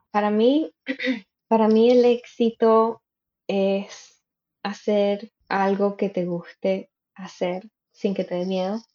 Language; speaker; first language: Spanish; native; Spanish